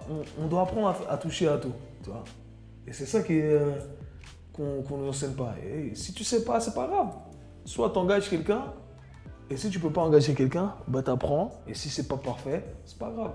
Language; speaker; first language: French; native; French